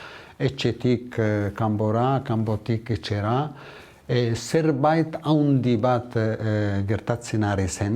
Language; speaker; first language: Basque; non-native, learner; Arabic